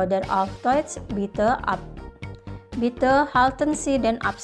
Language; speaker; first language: German; non-native, fluent; Indonesian